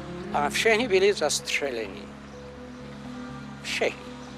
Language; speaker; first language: Slovak; non-native, fluent; Albanian